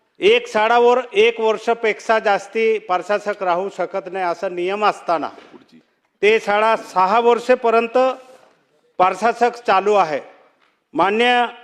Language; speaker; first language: Marathi; non-native, local second language; Bhili